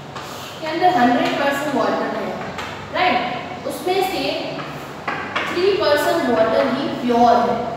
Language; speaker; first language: Hindi; non-native, local second language; Gujarati